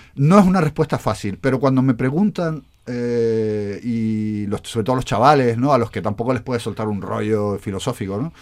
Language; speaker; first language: Spanish; native; Spanish